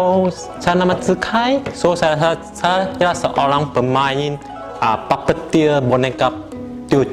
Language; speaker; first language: Indonesian; non-native, local second language; Chinese